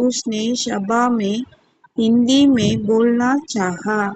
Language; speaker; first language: Hindi; non-native, local second language; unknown